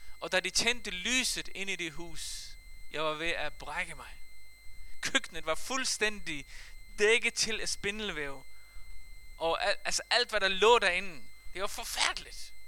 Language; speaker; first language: Danish; non-native, fluent; Faroese